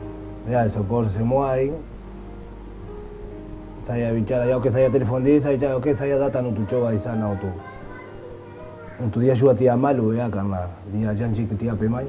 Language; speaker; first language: Indonesian; non-native, fluent; Spanish